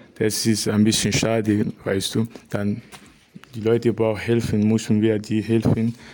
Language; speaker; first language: German; non-native, learner; Persian